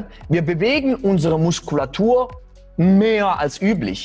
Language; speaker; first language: German; native; German